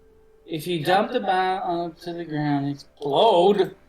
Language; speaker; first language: English; native; English